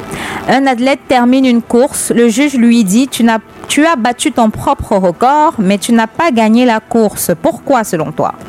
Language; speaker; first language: French; native; French